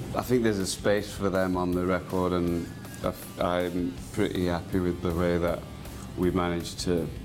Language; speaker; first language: English; native; English